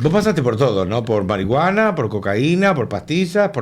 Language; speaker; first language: Spanish; native; Spanish